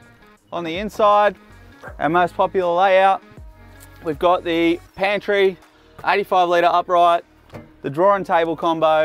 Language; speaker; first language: English; native; English